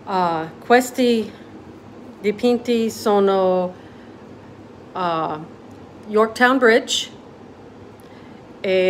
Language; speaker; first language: Italian; non-native, learner; English